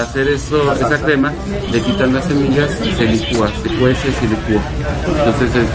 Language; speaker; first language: Spanish; native; Spanish